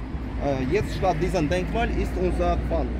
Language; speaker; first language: German; non-native, fluent; Azerbaijani